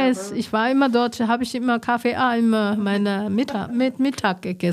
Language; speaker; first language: German; non-native, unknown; Chinese